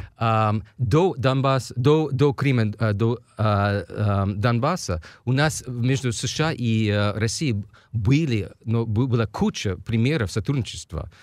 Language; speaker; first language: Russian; non-native, fluent; English